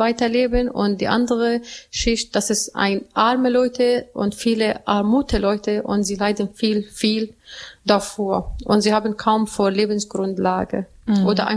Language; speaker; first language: German; non-native, learner; Arabic